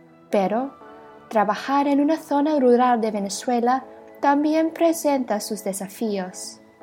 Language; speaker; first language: Spanish; native; Spanish